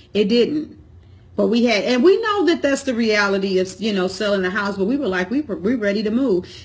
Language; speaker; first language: English; native; English